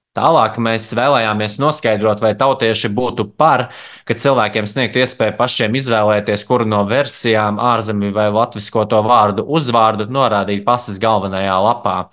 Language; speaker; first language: Latvian; native; Latvian